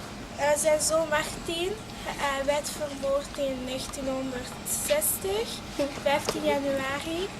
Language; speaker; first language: Dutch; non-native, local second language; French